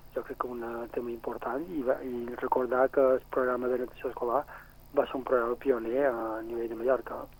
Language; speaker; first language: Catalan; native; Catalan